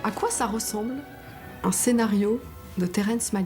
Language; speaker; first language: French; native; French